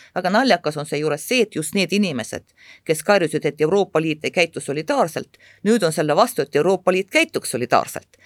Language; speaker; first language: Estonian; non-native, local second language; Russian